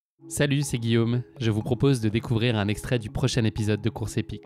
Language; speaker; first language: French; native; French